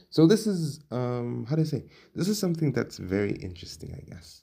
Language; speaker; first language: English; non-native, local second language; Swahili